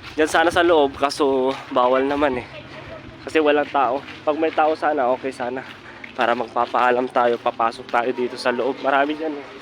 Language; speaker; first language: Filipino; native; Filipino